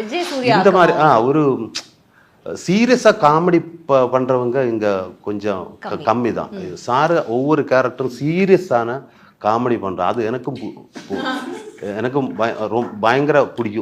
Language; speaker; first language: Tamil; non-native, learner; Malayalam